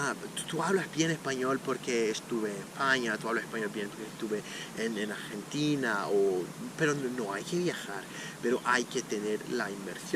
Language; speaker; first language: Spanish; non-native, fluent; Portuguese